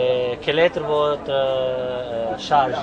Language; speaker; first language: French; non-native, learner; Italian